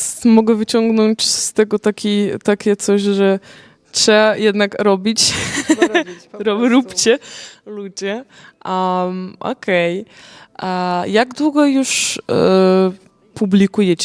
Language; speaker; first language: Polish; non-native, fluent; Ukrainian